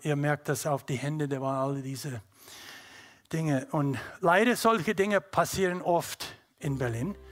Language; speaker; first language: German; non-native, learner; English